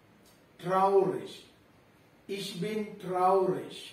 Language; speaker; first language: German; non-native, fluent; Sinhala